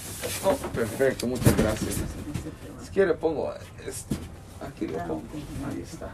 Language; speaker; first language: Spanish; early bilingual, other home language; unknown